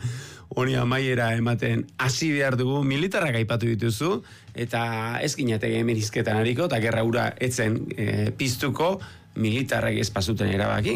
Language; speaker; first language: Basque; native; Basque